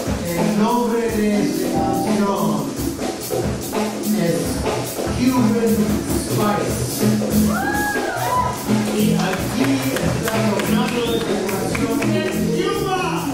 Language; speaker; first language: Spanish; non-native, learner; English